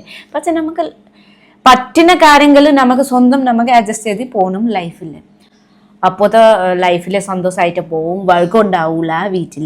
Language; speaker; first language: Malayalam; non-native, learner; Nepali